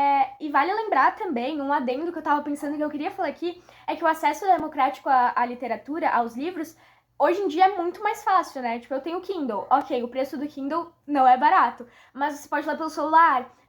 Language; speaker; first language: Portuguese; native; Portuguese